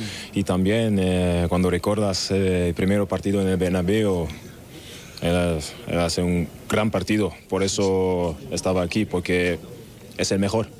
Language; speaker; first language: Spanish; non-native, learner; German